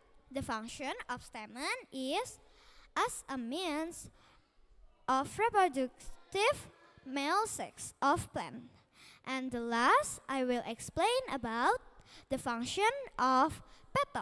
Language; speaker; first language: English; non-native, learner; Indonesian